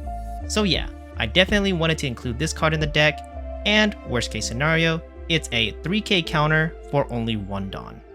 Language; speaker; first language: English; native; English